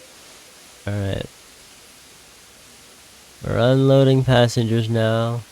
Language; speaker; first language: English; native; English